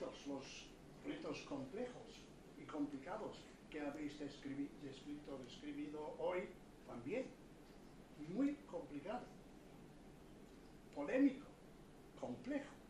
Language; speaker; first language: Spanish; non-native, fluent; English